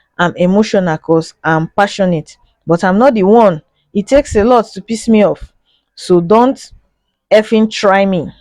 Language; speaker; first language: Nigerian Pidgin; native; Nigerian Pidgin